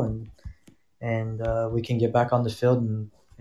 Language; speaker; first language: English; native; English